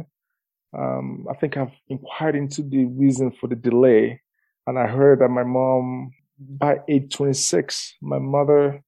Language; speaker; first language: English; non-native, local second language; Igbo